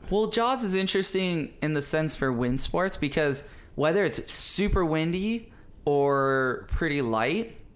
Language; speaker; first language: English; native; English